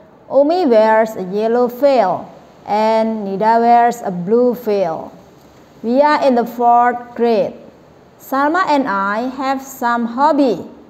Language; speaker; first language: English; non-native, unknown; Indonesian